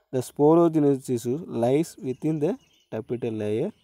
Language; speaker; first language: English; non-native, local second language; Tamil